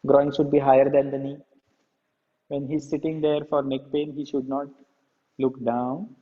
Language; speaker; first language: English; non-native, local second language; Marathi